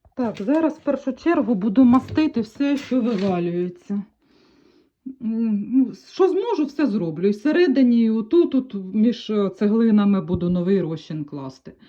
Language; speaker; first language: Ukrainian; native; Ukrainian